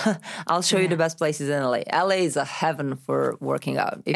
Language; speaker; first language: English; non-native, fluent; Serbian